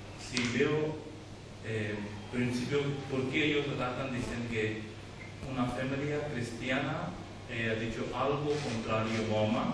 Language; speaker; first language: Spanish; non-native, learner; Urdu